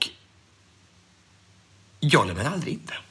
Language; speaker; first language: Swedish; native; Swedish